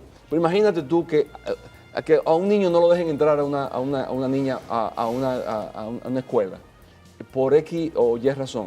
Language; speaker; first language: Spanish; native; Spanish